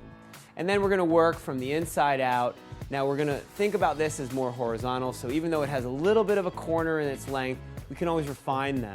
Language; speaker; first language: English; native; English